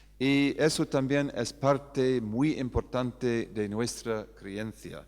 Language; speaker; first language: Spanish; non-native, fluent; English